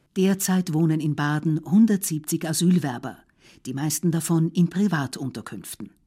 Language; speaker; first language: German; native; German